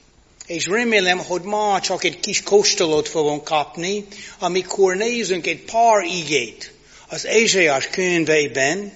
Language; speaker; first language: Hungarian; non-native, fluent; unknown